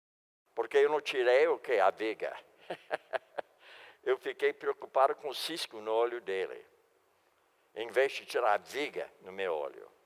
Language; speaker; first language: Portuguese; non-native, fluent; English